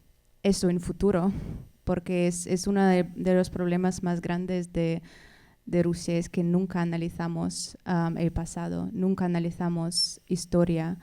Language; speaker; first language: Spanish; non-native, fluent; Russian